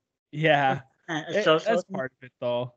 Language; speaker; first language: English; native; English